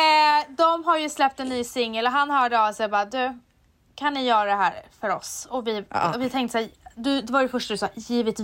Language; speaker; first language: Swedish; native; Swedish